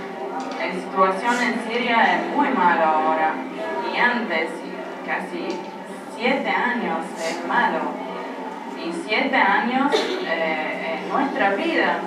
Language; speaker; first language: Spanish; non-native, learner; Arabic